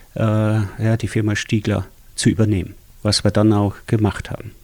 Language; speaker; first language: German; native; German